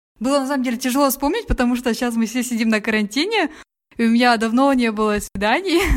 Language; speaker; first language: Russian; native; Russian